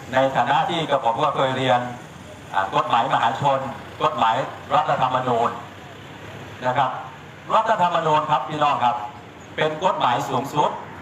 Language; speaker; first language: Thai; native; Thai